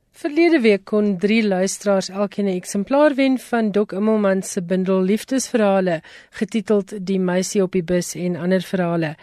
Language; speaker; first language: Afrikaans; native; Afrikaans